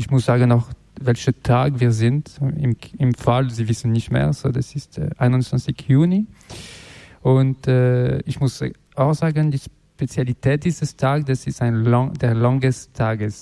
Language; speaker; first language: German; non-native, fluent; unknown